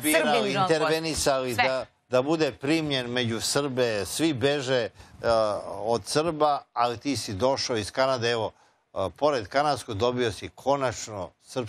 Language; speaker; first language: Serbian; native; Serbian